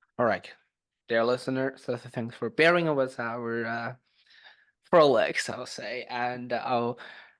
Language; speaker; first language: English; non-native, fluent; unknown